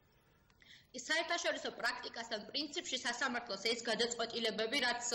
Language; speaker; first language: Georgian; native; Georgian